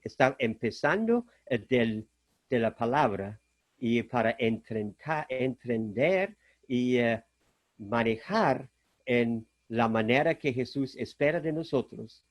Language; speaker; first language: Spanish; non-native, fluent; German